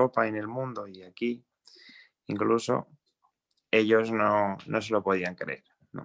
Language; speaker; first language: Spanish; non-native, fluent; Croatian